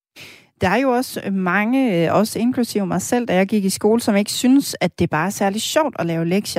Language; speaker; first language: Danish; native; Danish